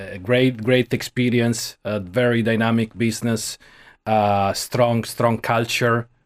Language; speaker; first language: English; non-native, fluent; Italian